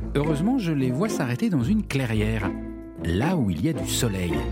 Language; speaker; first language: French; native; French